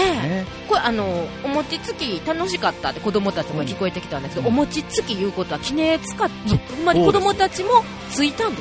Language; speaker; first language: Japanese; native; Japanese